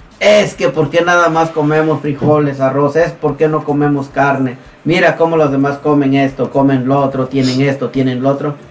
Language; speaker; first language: Spanish; native; Spanish